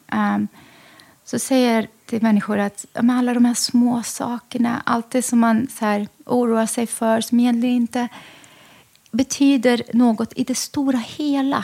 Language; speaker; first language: Swedish; early bilingual, other home language; Arabic